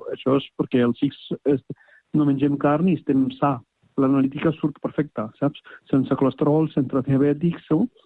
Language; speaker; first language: Catalan; non-native, fluent; Punjabi